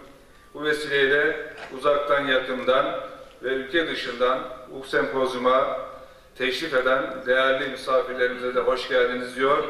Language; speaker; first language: Turkish; native; Turkish